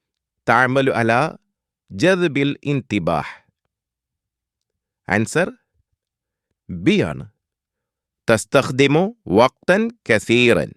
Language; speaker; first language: Arabic; non-native, fluent; Malayalam